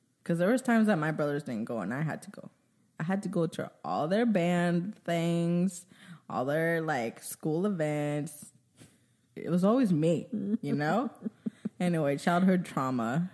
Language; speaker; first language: English; early bilingual, other home language; Spanish